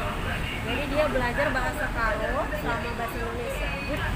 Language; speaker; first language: Indonesian; non-native, local second language; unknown